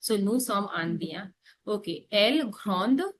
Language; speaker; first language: French; non-native, learner; Hindi